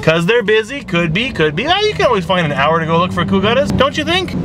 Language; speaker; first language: English; native; English